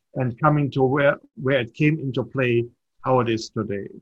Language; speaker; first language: English; non-native, fluent; German